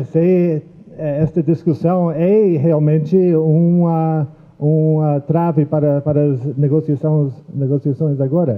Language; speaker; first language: Portuguese; non-native, fluent; English